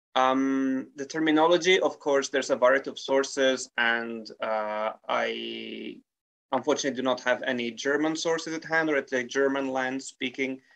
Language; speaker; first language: English; non-native, fluent; Italian